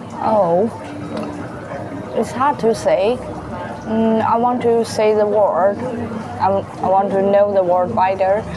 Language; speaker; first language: English; non-native, learner; Chinese